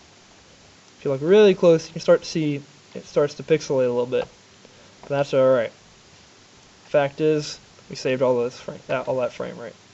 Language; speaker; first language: English; native; English